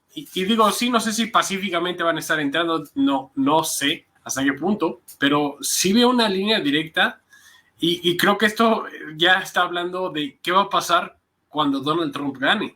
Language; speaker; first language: Spanish; native; Spanish